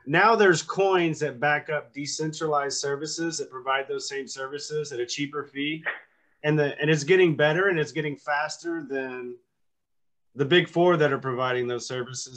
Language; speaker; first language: English; native; English